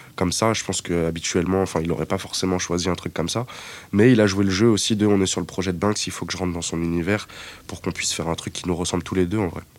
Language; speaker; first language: French; native; French